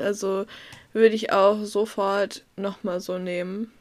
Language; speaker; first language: German; native; German